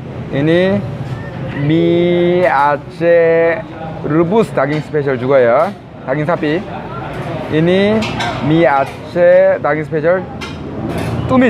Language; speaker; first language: Indonesian; non-native, fluent; Korean